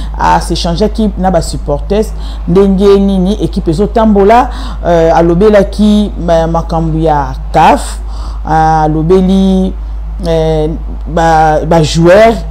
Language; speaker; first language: Lingala; native; Lingala